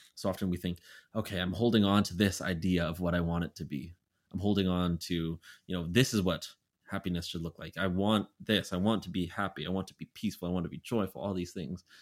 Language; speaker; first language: English; native; English